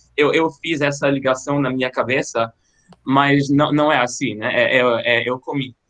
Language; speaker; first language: Portuguese; non-native, fluent; French